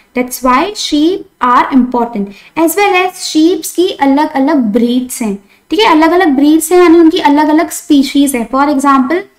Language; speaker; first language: Hindi; non-native, local second language; Marathi